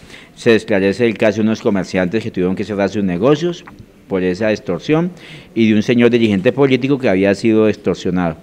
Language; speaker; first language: Spanish; native; Spanish